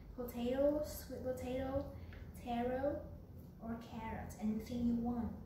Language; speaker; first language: English; non-native, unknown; Vietnamese